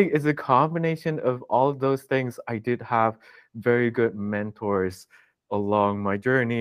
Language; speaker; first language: English; non-native, local second language; Cantonese